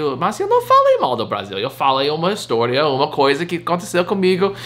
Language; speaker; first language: Portuguese; non-native, fluent; English